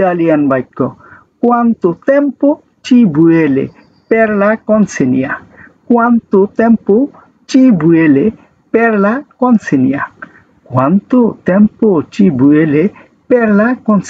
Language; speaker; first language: Italian; non-native, learner; Bangla